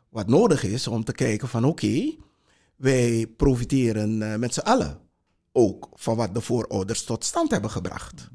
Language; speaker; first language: Dutch; non-native, local second language; Sranan Tongo